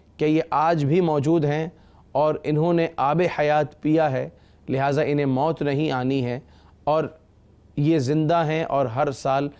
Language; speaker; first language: Urdu; native; Urdu